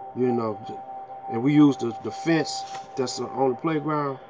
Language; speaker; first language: English; native; English